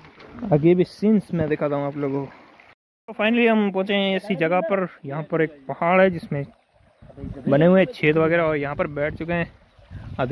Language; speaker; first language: Hindi; non-native, local second language; Gujarati